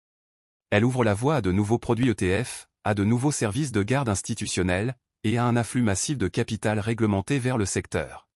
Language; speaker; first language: French; native; French